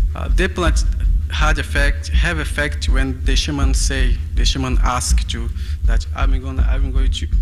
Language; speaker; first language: English; non-native, fluent; Portuguese